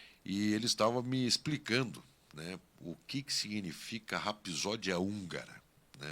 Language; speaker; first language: Portuguese; native; Portuguese